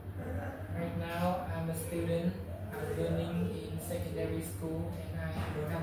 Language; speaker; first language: English; non-native, learner; Vietnamese